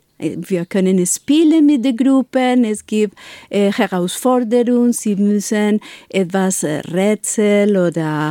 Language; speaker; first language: German; non-native, learner; Spanish